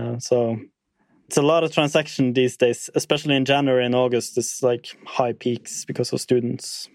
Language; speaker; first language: English; non-native, fluent; Norwegian